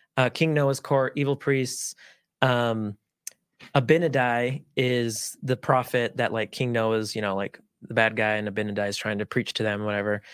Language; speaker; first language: English; early bilingual, other home language; Spanish